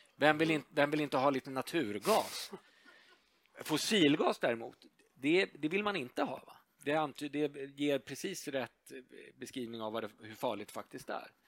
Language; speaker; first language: Swedish; native; Swedish